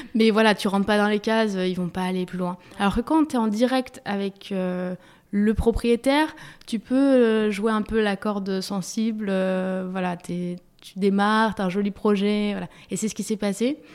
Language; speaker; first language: French; native; French